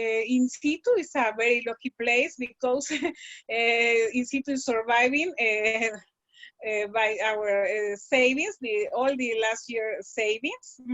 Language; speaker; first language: English; non-native, learner; Spanish